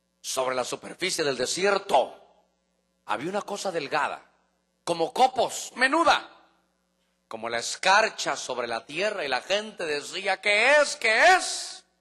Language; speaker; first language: Spanish; native; Spanish